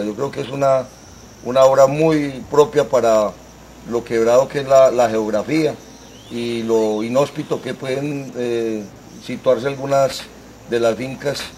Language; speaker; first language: Spanish; native; Spanish